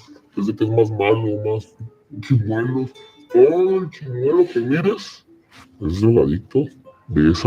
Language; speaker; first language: Spanish; native; Spanish